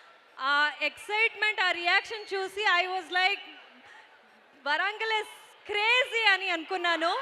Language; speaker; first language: Telugu; non-native, local second language; Kannada